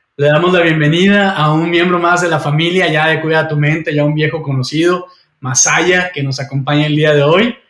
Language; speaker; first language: Spanish; native; Spanish